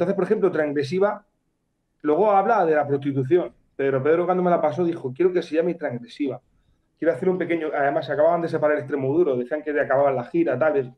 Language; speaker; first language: Spanish; native; Spanish